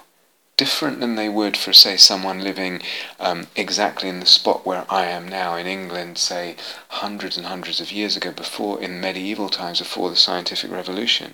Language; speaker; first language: English; native; English